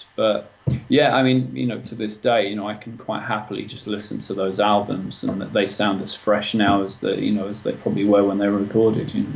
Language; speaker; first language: English; native; English